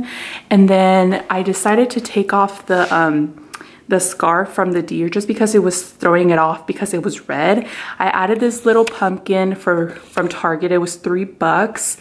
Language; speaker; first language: English; early bilingual, other home language; Spanish